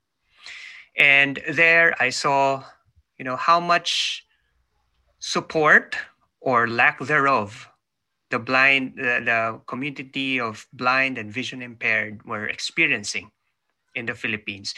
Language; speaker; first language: English; non-native, local second language; Filipino